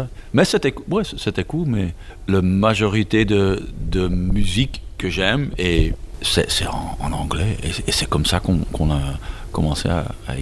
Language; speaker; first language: French; non-native, learner; Dutch